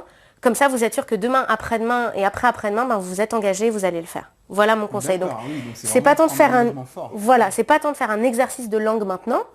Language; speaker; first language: French; native; French